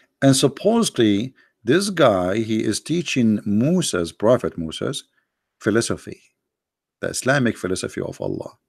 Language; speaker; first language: English; non-native, fluent; Arabic